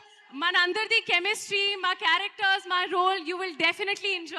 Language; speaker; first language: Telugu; non-native, local second language; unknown